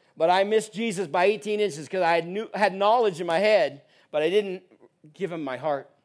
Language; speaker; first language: English; native; English